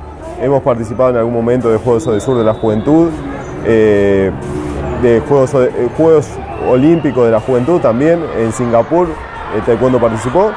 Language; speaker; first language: Spanish; native; Spanish